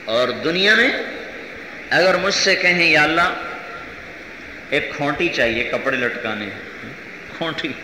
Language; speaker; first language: Urdu; non-native, local second language; Punjabi